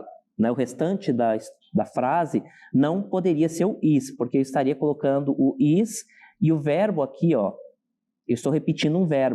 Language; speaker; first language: Portuguese; native; Portuguese